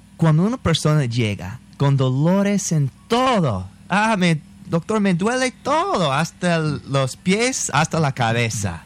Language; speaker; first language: Spanish; non-native, fluent; English